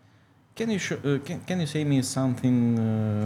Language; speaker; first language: English; non-native, learner; Russian